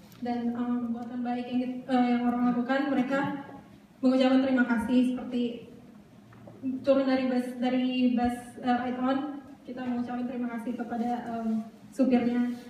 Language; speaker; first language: Indonesian; native; Indonesian